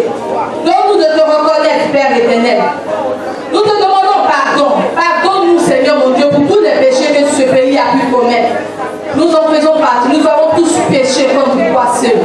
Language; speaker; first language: French; non-native, local second language; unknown